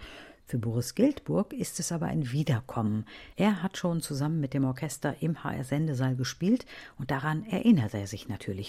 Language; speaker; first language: German; native; German